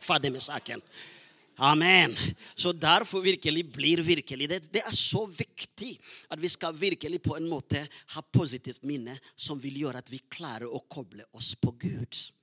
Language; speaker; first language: Norwegian; non-native, fluent; Rundi